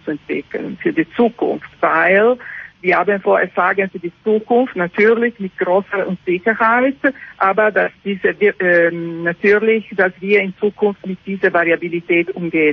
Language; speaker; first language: German; non-native, learner; Italian